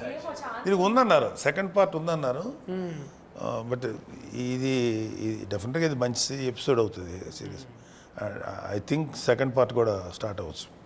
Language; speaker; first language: Telugu; native; Telugu